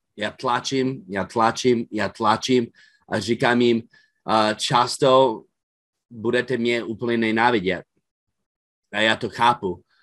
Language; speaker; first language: Czech; non-native, fluent; English